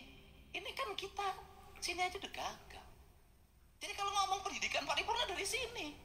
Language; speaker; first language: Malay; non-native, local second language; Sundanese